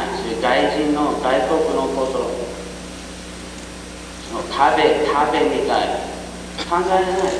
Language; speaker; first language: Japanese; non-native, learner; English